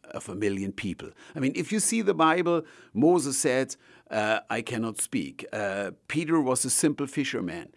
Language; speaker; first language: English; non-native, fluent; German